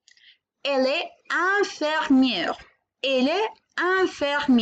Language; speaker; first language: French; non-native, learner; Spanish